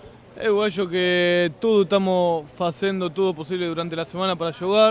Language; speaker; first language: Portuguese; non-native, learner; Spanish